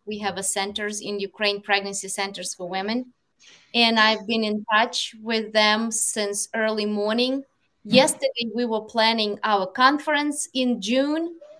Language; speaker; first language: English; non-native, fluent; Ukrainian